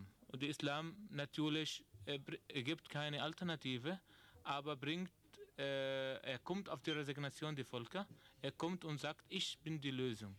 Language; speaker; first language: German; non-native, learner; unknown